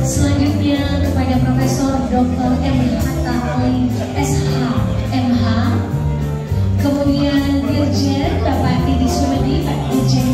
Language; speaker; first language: Indonesian; native; Indonesian